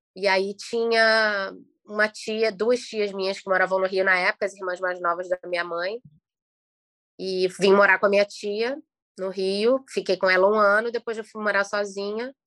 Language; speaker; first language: Portuguese; native; Portuguese